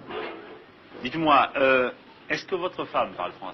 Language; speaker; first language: French; native; French